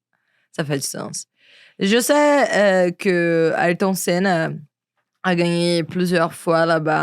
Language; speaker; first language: French; non-native, learner; Portuguese